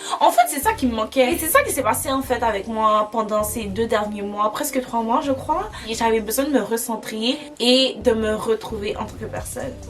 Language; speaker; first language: French; early bilingual, other home language; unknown